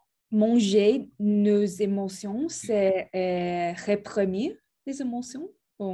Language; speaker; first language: French; non-native, learner; Spanish